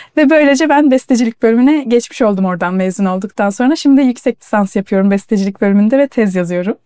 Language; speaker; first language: Turkish; native; Turkish